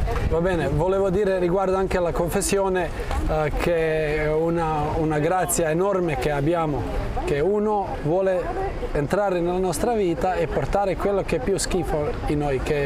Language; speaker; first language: Italian; non-native, fluent; Croatian